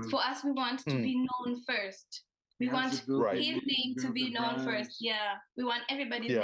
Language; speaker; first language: English; non-native, local second language; Swahili